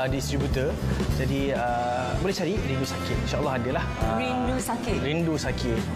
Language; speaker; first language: Malay; native; Malay